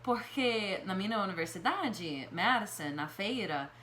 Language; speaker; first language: Portuguese; non-native, fluent; English